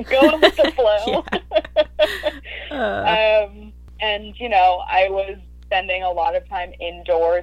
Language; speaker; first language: English; native; English